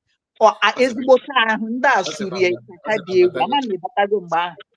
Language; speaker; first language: Igbo; native; Igbo